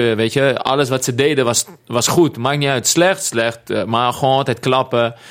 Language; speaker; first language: Dutch; non-native, fluent; Greek